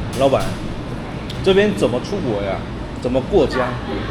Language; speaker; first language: Chinese; non-native, learner; Korean